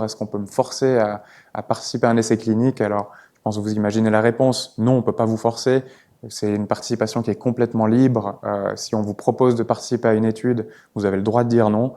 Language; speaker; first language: French; native; French